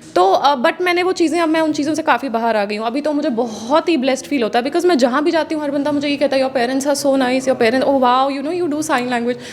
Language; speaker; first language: Hindi; non-native, local second language; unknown